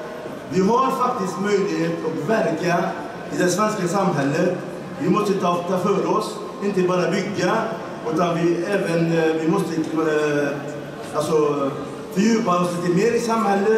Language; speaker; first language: Swedish; non-native, fluent; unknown